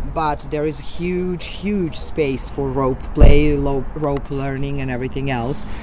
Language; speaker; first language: English; non-native, fluent; Serbian